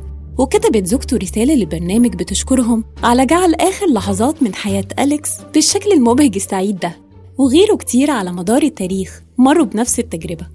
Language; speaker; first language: Arabic; native; Arabic